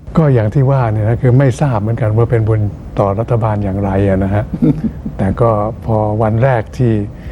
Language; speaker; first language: Thai; native; Thai